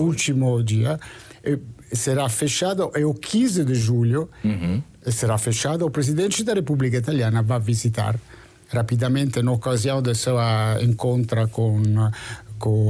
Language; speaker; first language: Portuguese; non-native, fluent; Italian